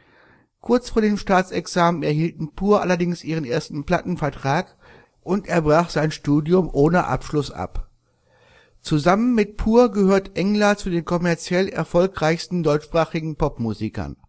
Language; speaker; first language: German; native; German